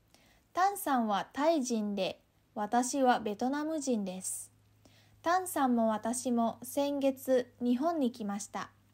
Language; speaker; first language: Japanese; non-native, fluent; Indonesian